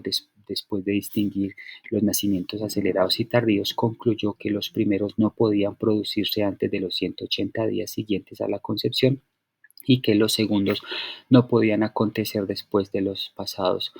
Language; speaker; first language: Spanish; native; Spanish